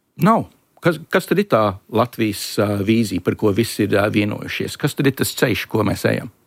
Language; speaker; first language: Latvian; early bilingual, heritage; Latvian